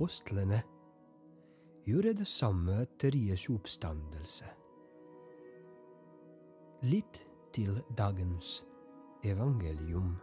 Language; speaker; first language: Norwegian; non-native, fluent; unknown